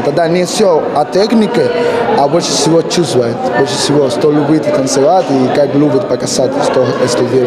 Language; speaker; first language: Russian; non-native, learner; Spanish